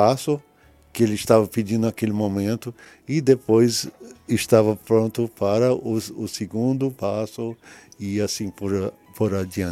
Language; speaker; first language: Portuguese; early bilingual, other home language; English